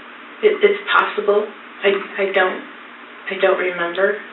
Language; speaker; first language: English; native; English